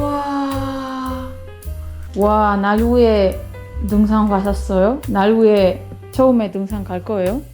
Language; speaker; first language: Korean; non-native, learner; Spanish